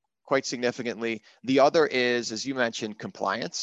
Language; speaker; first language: English; native; English